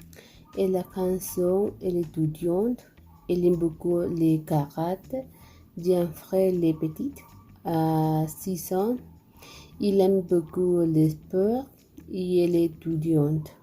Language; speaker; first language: French; non-native, learner; Spanish